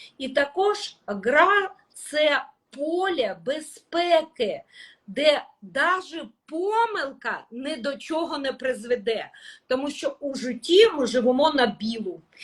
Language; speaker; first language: Ukrainian; non-native, local second language; Russian